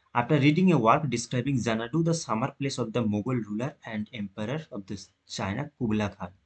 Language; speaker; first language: English; non-native, local second language; Bangla